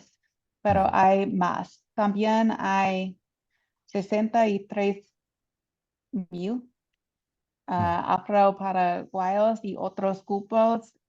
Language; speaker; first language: Spanish; non-native, learner; English